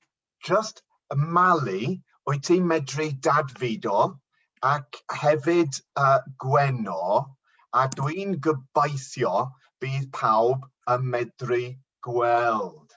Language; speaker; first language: Welsh; non-native, local second language; English